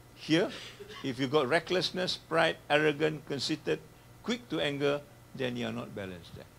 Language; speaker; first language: English; non-native, local second language; Malay